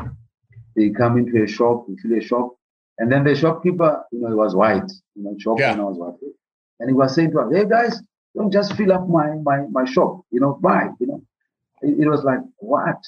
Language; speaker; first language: English; non-native, local second language; Southern Sotho